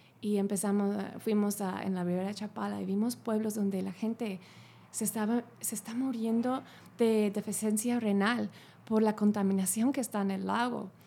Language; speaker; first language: Spanish; non-native, fluent; English